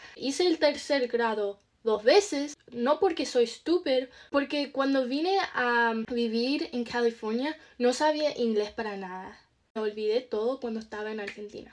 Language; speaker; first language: Spanish; early bilingual, heritage; Spanish